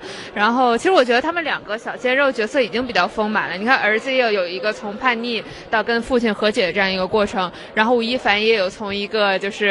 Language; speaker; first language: Chinese; native; Chinese